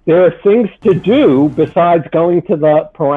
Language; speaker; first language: English; native; English